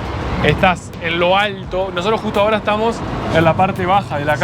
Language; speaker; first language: Spanish; native; Spanish